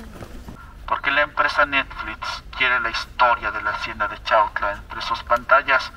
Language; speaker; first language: Spanish; native; Spanish